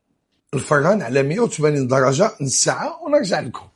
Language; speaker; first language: Arabic; native; Arabic